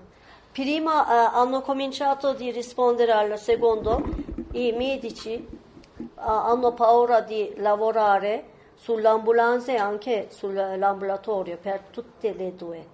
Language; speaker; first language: Italian; non-native, fluent; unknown